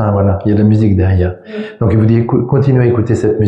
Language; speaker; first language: French; native; French